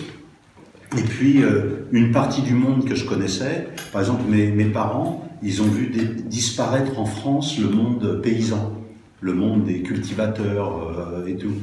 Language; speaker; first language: French; native; French